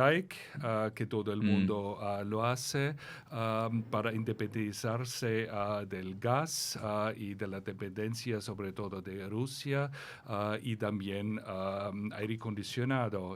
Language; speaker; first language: Spanish; non-native, fluent; German